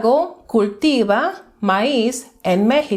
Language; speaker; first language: Spanish; non-native, fluent; English